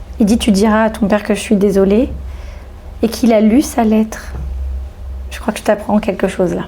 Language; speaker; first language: French; early bilingual, other home language; Portuguese